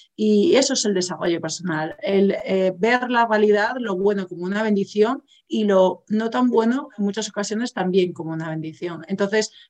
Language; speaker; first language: Spanish; native; Spanish